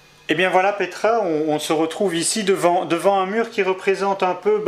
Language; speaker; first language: French; native; French